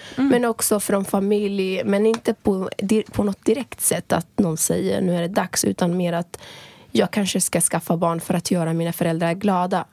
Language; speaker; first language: Swedish; non-native, fluent; Arabic